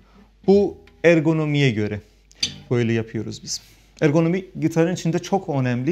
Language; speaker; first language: Turkish; non-native, fluent; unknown